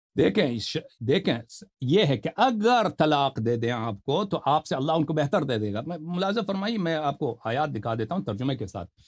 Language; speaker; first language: Urdu; non-native, fluent; Persian